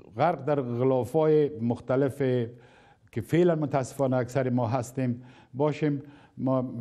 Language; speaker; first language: Persian; non-native, local second language; Pashto